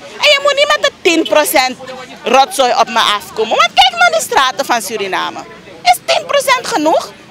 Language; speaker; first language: Dutch; native; Dutch